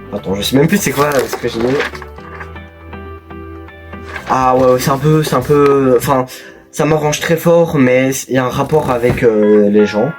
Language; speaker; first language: French; native; French